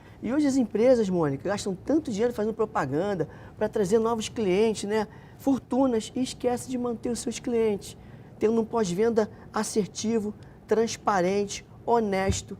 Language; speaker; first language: Portuguese; native; Portuguese